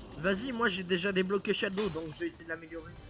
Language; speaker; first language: French; native; French